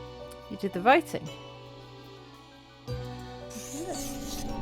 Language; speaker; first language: English; native; English